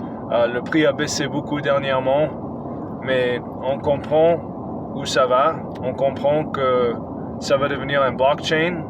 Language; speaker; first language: French; non-native, fluent; English